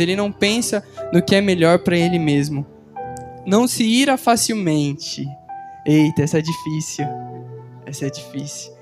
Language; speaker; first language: Portuguese; native; Portuguese